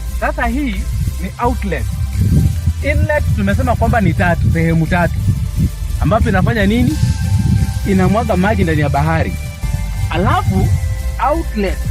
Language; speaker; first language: Swahili; non-native, local second language; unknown